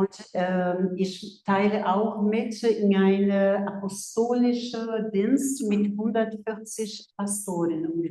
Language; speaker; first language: German; non-native, fluent; Portuguese